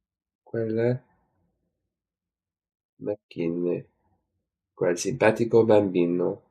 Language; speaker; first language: Italian; non-native, learner; English